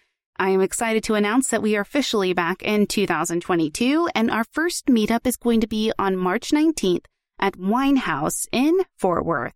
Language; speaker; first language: English; native; English